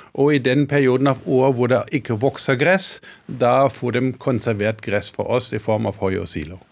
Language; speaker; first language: Norwegian; non-native, fluent; German